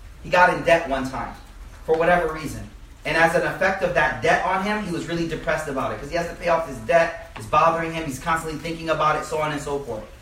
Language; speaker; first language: English; native; English